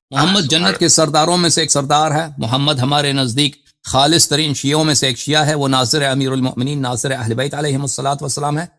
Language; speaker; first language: Urdu; non-native, fluent; Persian